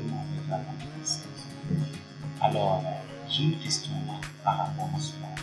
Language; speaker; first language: French; non-native, fluent; Portuguese